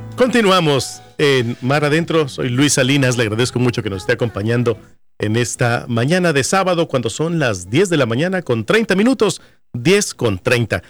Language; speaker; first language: Spanish; native; Spanish